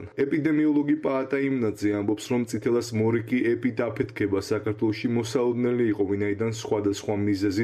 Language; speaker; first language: Georgian; native; Georgian